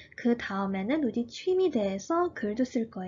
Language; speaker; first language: Korean; early bilingual, heritage; Korean